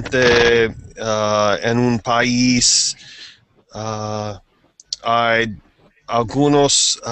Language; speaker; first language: Spanish; non-native, fluent; English